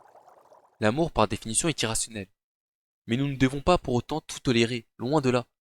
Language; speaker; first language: French; native; French